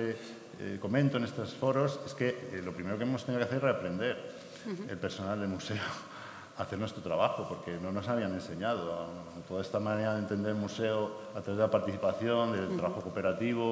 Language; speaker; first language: Spanish; native; Spanish